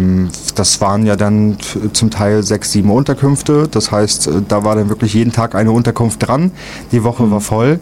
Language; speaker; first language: German; native; German